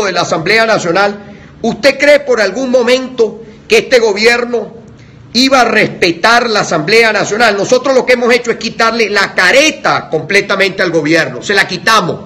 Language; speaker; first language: Spanish; native; Spanish